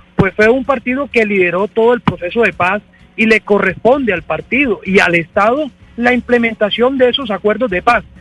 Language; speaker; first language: Spanish; native; Spanish